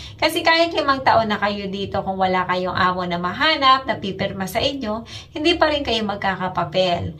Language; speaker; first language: Filipino; native; Filipino